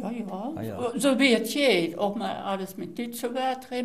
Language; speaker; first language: German; native; German